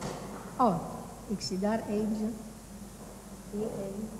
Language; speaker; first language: Dutch; non-native, fluent; Indonesian